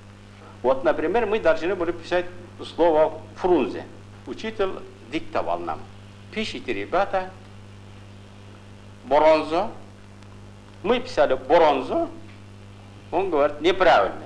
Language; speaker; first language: Russian; non-native, local second language; Kyrgyz